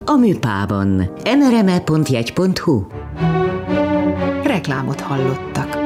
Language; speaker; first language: Hungarian; native; Hungarian